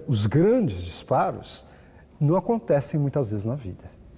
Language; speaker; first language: Portuguese; native; Portuguese